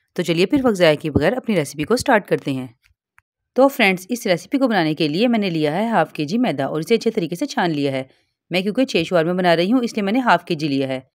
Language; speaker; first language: Urdu; native; Urdu